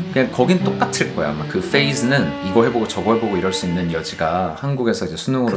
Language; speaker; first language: Korean; native; Korean